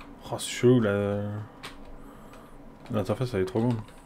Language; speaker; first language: French; native; French